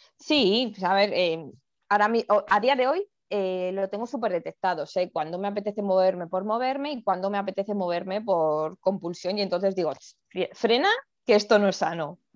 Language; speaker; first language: Spanish; native; Spanish